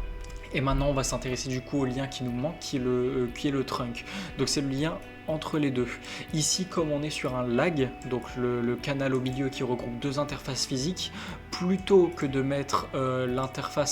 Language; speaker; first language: French; native; French